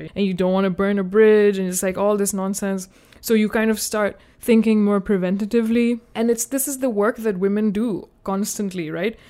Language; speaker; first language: English; non-native, local second language; Urdu